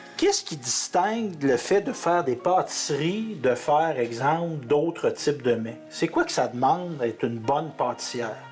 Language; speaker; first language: French; native; French